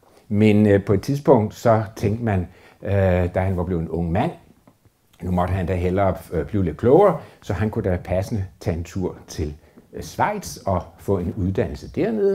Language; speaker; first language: Danish; native; Danish